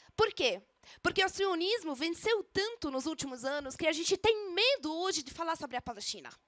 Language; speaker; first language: Portuguese; non-native, fluent; Arabic